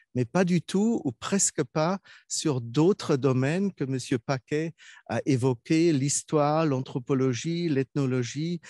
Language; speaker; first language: French; non-native, fluent; German